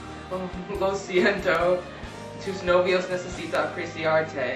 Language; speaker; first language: Spanish; non-native, learner; English